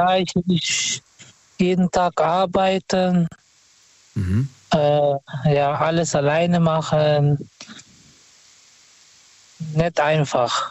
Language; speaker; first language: German; non-native, fluent; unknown